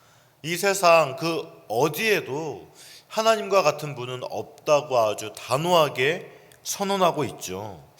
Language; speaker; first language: Korean; native; Korean